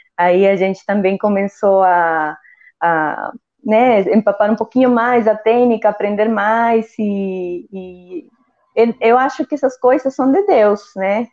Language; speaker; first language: Portuguese; non-native, fluent; Spanish